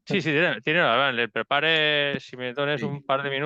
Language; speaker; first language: Catalan; non-native, local second language; Spanish